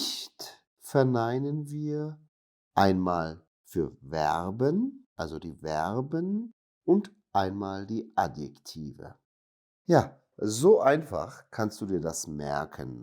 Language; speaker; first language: German; non-native, fluent; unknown